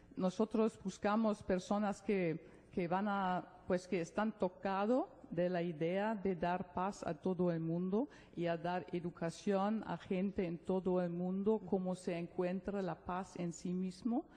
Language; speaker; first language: Spanish; non-native, fluent; German